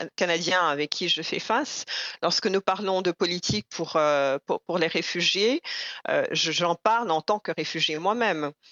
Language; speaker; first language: French; non-native, local second language; Rundi